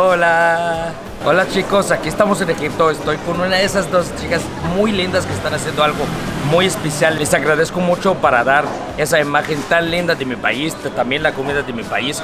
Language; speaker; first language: Spanish; non-native, fluent; Arabic